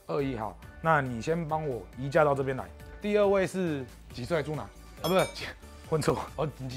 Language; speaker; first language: Chinese; native; Chinese